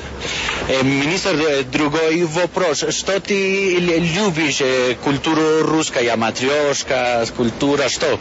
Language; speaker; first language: Russian; early bilingual, heritage; Spanish